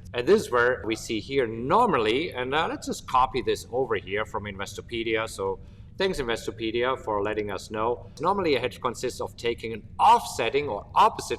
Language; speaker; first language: English; non-native, fluent; German